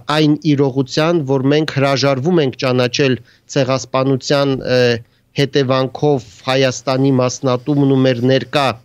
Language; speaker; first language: Armenian; native; Armenian